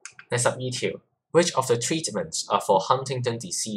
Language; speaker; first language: English; non-native, local second language; Cantonese